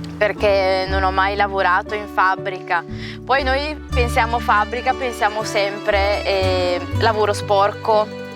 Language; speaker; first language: Italian; early bilingual, other home language; Punjabi